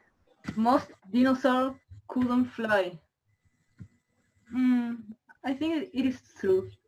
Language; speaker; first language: English; non-native, learner; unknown